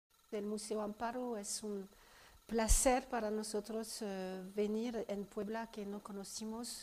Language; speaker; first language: Spanish; non-native, fluent; French